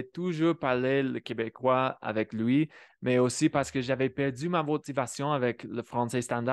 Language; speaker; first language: French; non-native, fluent; English